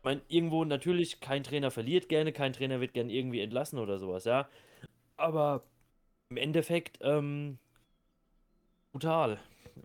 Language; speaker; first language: German; native; German